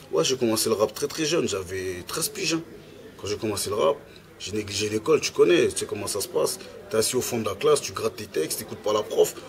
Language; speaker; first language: French; early bilingual, other home language; Lingala